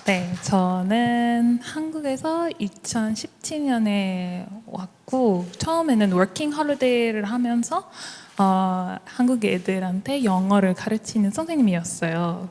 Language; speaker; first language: Korean; non-native, learner; French